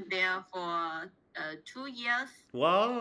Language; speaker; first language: English; non-native, learner; Chinese